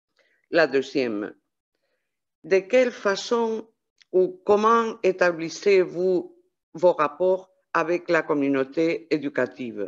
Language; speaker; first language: French; non-native, fluent; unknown